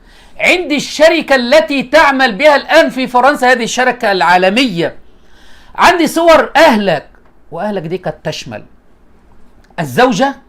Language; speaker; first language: Arabic; native; Arabic